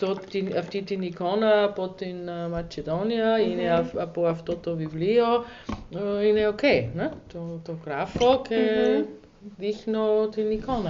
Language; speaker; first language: Greek; non-native, learner; German